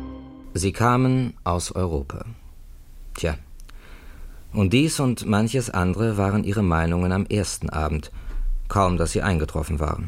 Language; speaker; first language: German; native; German